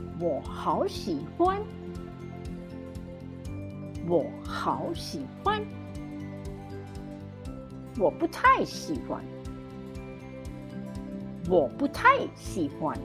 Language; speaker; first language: Chinese; non-native, fluent; Thai